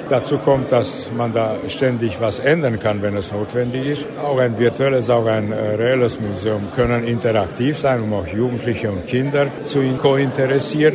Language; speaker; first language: German; native; German